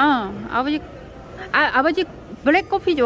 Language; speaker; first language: Korean; non-native, learner; Vietnamese